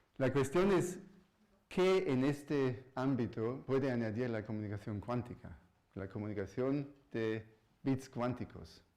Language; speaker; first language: Spanish; non-native, fluent; German